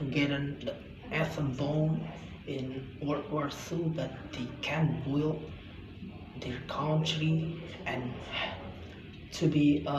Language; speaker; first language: English; non-native, learner; Indonesian